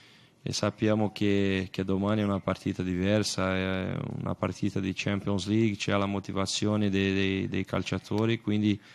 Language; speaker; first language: Italian; non-native, fluent; Portuguese